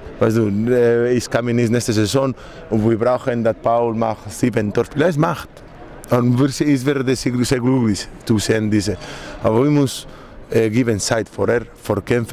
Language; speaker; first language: German; non-native, learner; Spanish